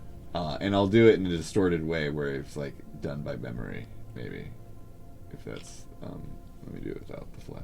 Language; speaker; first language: English; native; English